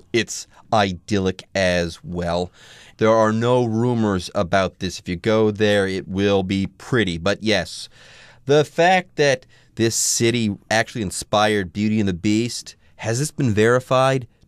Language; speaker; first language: English; native; English